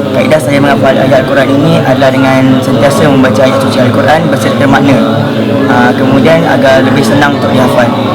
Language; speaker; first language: Malay; native; Malay